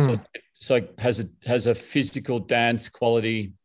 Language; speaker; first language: English; native; English